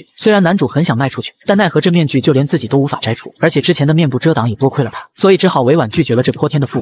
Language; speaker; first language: Chinese; native; Chinese